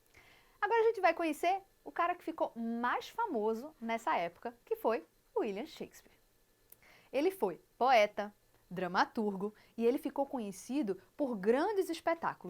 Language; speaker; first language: Portuguese; native; Portuguese